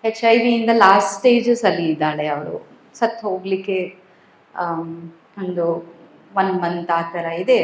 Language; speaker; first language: Kannada; non-native, local second language; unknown